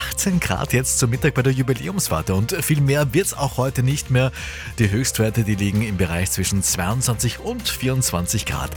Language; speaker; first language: German; native; German